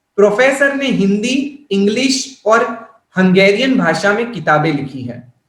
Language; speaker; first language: Hindi; non-native, local second language; Gujarati